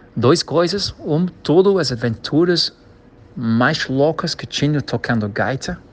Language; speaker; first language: Portuguese; non-native, learner; English